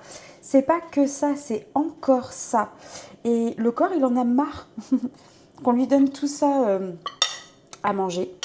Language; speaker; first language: French; native; French